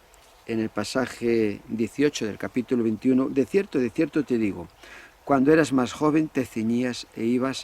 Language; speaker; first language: Spanish; native; Spanish